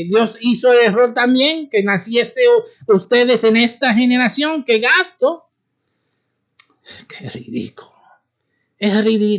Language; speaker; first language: Spanish; early bilingual, heritage; Spanish